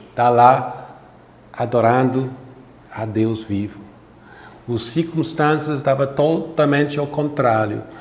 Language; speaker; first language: Portuguese; non-native, fluent; English